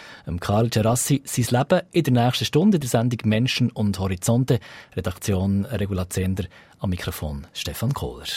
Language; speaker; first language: German; native; German